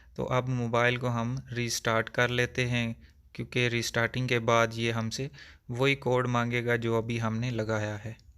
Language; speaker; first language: Urdu; native; Urdu